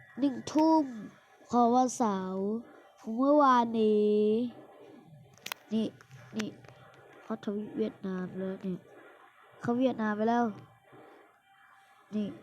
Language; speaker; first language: Thai; native; Thai